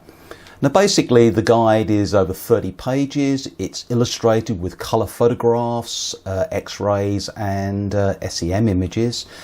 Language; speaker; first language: English; native; English